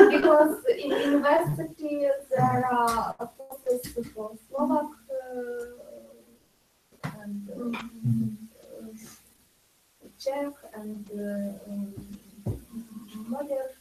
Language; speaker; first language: English; non-native, learner; Ukrainian